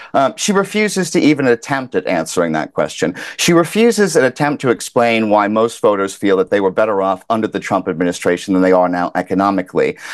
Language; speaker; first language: English; native; English